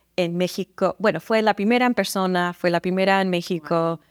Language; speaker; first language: Spanish; non-native, fluent; English